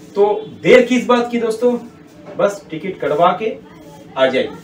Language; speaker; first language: Hindi; non-native, local second language; Bangla